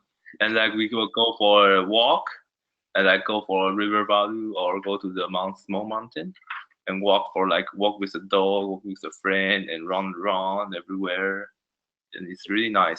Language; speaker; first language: English; non-native, learner; Chinese